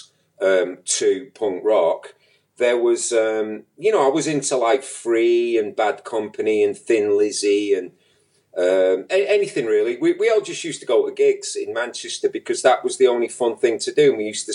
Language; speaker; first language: English; native; English